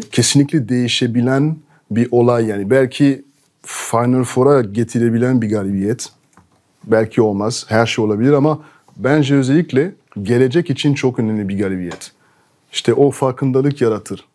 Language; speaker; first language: Turkish; non-native, fluent; French